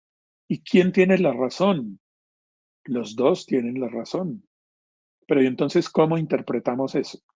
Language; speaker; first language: Spanish; native; Spanish